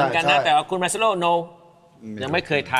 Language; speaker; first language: Thai; native; Thai